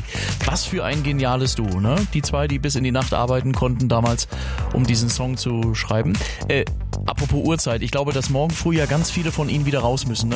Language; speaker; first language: German; native; German